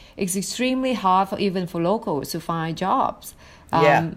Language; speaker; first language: English; non-native, fluent; Vietnamese